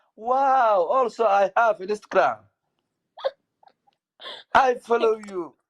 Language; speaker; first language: English; non-native, local second language; Somali